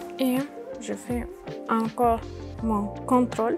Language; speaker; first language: French; non-native, learner; Ukrainian